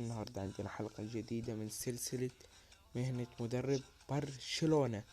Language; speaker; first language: Arabic; native; Arabic